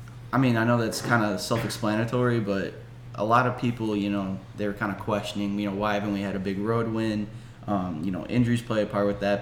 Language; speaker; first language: English; native; English